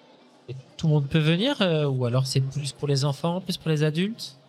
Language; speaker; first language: French; native; French